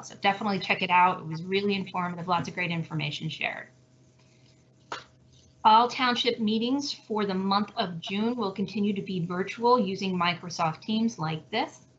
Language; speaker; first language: English; native; English